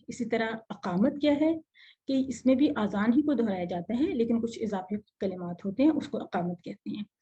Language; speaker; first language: Urdu; native; Urdu